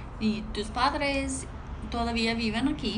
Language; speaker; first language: Spanish; non-native, learner; English